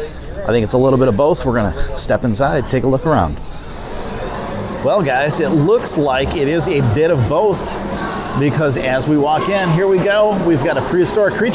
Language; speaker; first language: English; native; English